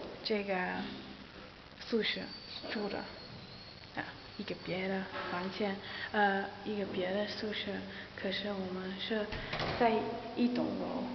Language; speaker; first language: Chinese; non-native, learner; Dutch